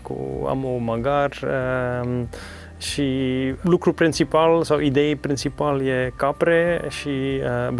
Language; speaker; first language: Romanian; non-native, learner; Dutch